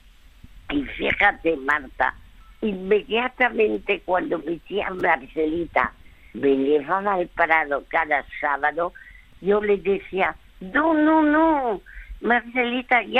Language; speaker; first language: Spanish; early bilingual, other home language; French